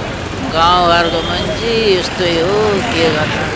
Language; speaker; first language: Nepali; non-native, local second language; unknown